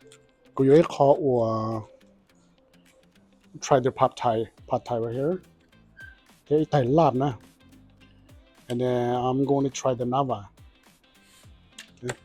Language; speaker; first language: English; early bilingual, heritage; Hmong